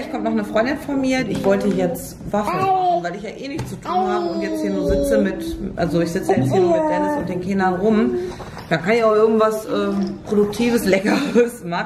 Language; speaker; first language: German; native; German